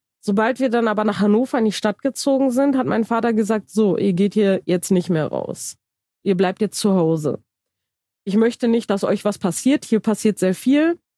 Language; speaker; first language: German; early bilingual, other home language; Turkish